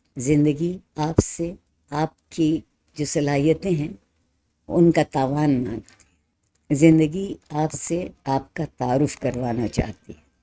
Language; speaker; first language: Urdu; native; Urdu